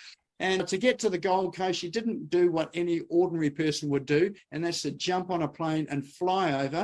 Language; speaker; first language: English; native; English